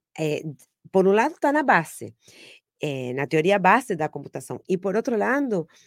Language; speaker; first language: Portuguese; non-native, fluent; Spanish